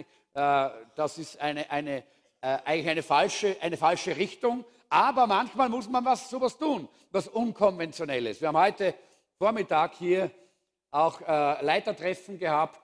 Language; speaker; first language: German; native; German